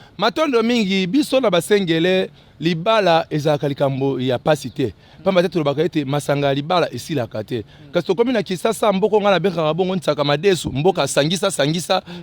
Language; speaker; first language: Lingala; non-native, local second language; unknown